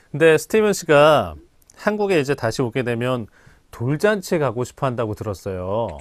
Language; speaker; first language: Korean; native; Korean